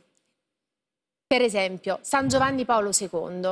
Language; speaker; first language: Italian; native; Italian